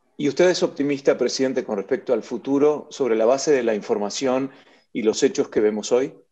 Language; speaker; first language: Spanish; native; Spanish